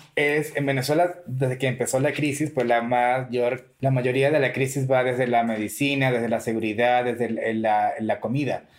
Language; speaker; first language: Spanish; native; Spanish